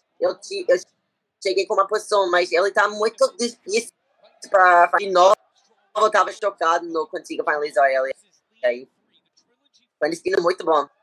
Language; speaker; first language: Portuguese; non-native, learner; English